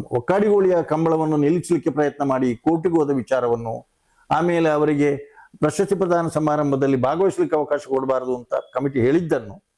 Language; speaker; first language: Kannada; non-native, local second language; Tulu